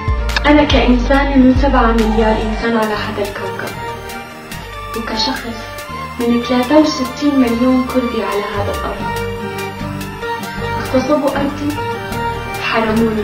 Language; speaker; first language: Arabic; non-native, local second language; Kurdish